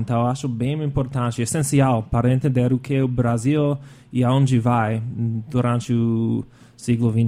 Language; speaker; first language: Portuguese; non-native, fluent; English